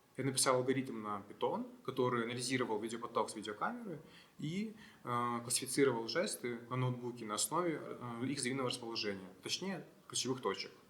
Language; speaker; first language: Russian; native; Russian